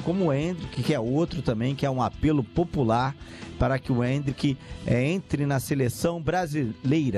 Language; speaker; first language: Portuguese; native; Portuguese